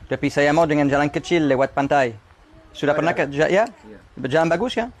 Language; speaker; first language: Indonesian; non-native, learner; English